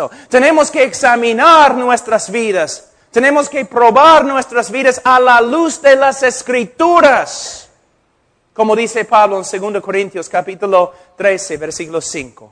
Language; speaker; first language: Spanish; non-native, fluent; English